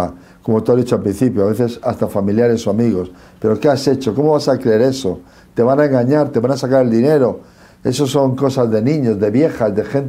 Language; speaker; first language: Spanish; native; Spanish